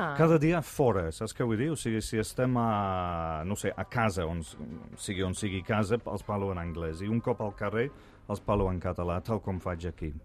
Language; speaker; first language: Catalan; non-native, fluent; English